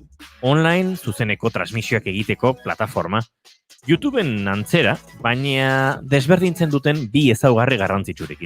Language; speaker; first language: Basque; native; Basque